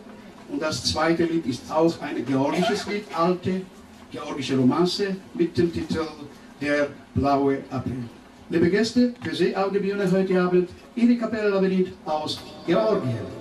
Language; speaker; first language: German; non-native, fluent; Georgian